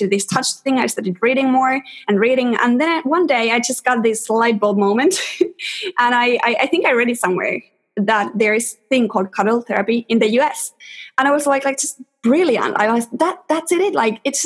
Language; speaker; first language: English; non-native, fluent; Finnish